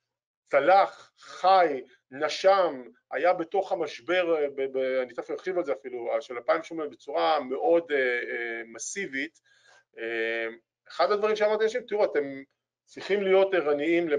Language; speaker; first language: Hebrew; native; Hebrew